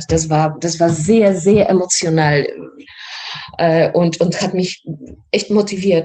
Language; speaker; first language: German; non-native, fluent; Polish